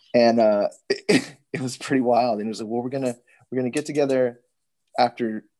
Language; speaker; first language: English; native; English